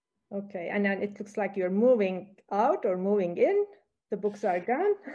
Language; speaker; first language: English; non-native, fluent; Turkish